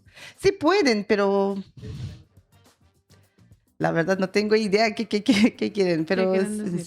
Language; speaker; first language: Spanish; non-native, learner; Persian